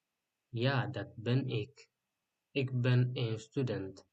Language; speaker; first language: Dutch; non-native, learner; Tigrinya